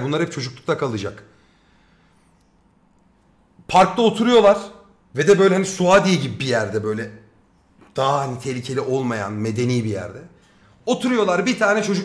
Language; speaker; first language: Turkish; native; Turkish